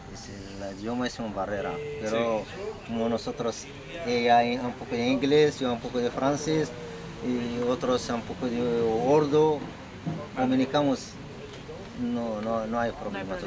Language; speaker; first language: Spanish; non-native, learner; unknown